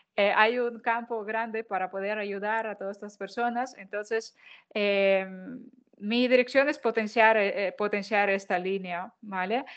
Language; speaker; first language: Spanish; non-native, fluent; Ukrainian